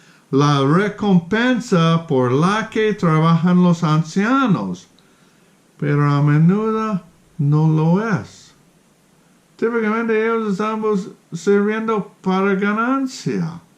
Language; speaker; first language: Spanish; non-native, fluent; English